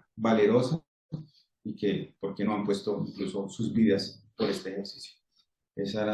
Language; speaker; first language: Spanish; native; Spanish